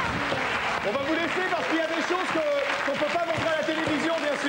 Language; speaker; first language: French; native; French